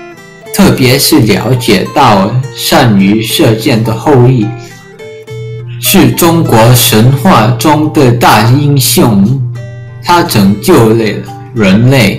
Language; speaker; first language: Chinese; early bilingual, heritage; English